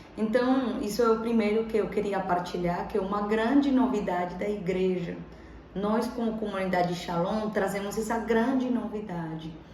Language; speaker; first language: Portuguese; non-native, fluent; Spanish